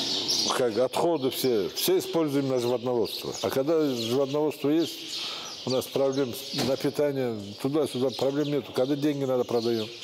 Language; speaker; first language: Russian; non-native, local second language; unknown